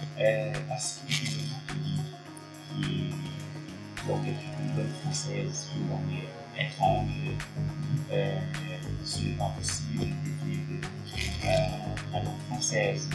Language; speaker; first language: French; non-native, fluent; Portuguese